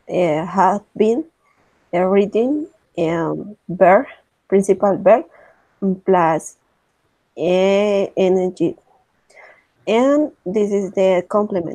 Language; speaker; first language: English; non-native, learner; Spanish